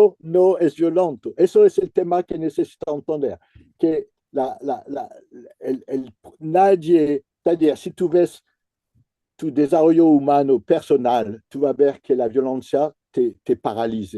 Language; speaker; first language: Spanish; non-native, fluent; French